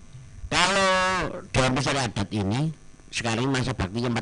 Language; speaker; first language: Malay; non-native, local second language; Javanese